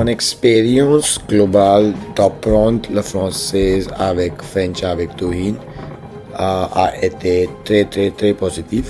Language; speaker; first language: French; non-native, learner; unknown